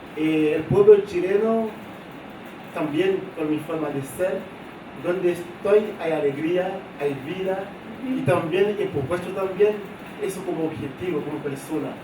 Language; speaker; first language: Spanish; non-native, fluent; Haitian Creole